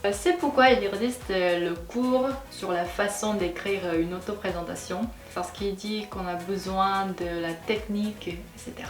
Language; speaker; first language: French; non-native, fluent; Korean